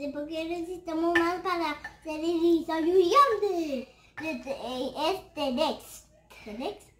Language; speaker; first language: Spanish; early bilingual, heritage; Spanish